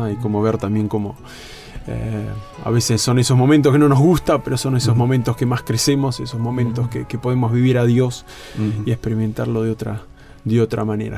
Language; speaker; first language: Spanish; native; Spanish